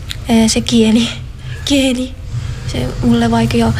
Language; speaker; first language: Finnish; non-native, learner; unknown